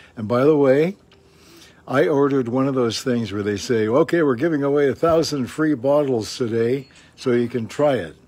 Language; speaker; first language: English; native; English